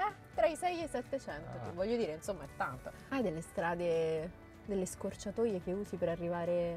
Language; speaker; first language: Italian; native; Italian